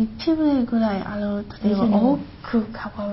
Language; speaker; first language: Japanese; non-native, learner; Chinese